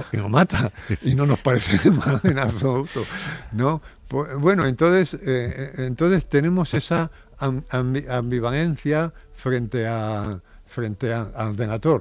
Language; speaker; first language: Spanish; native; Spanish